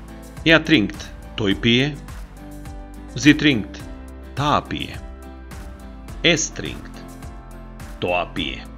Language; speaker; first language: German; non-native, fluent; Macedonian